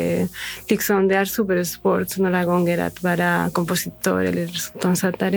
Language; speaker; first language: Swedish; non-native, fluent; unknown